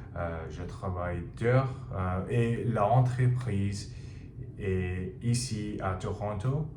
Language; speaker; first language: French; non-native, learner; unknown